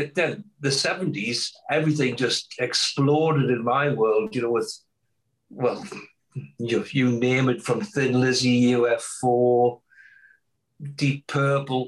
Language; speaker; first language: English; native; English